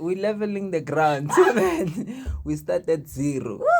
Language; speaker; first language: English; non-native, local second language; Zulu